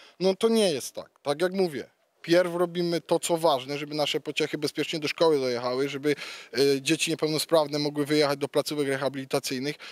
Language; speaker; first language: Polish; native; Polish